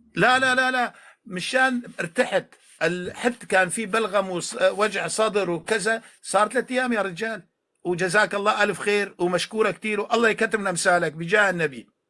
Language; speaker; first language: Arabic; native; Arabic